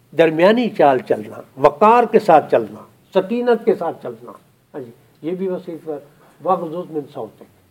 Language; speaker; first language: Urdu; non-native, local second language; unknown